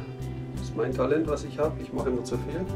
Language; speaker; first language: German; native; German